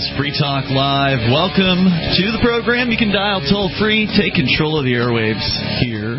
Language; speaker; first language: English; native; English